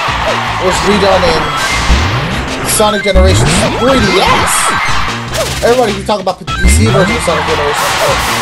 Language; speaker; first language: English; native; English